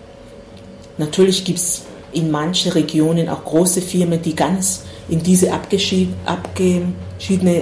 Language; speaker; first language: German; non-native, fluent; Swahili